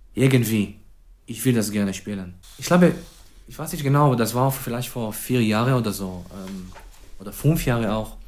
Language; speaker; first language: German; non-native, fluent; Hebrew